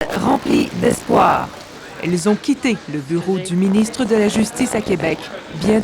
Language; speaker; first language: French; native; French